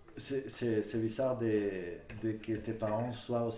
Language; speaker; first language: French; non-native, fluent; Spanish